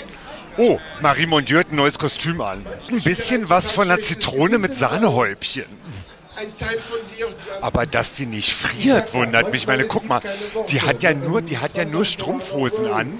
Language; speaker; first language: German; native; German